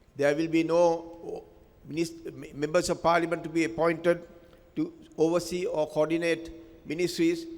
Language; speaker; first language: English; non-native, local second language; Sinhala